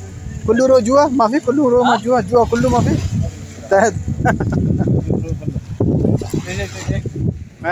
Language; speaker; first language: Arabic; non-native, learner; Hindi